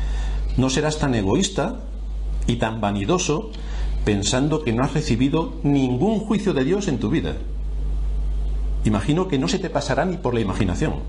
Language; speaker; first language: Spanish; native; Spanish